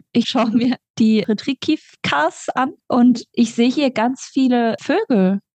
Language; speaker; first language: German; native; German